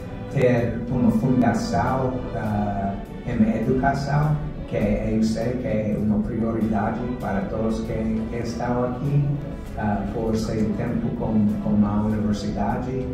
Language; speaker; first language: Portuguese; non-native, fluent; English